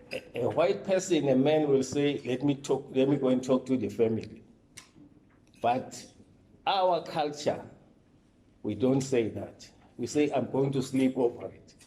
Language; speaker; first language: English; non-native, local second language; Swati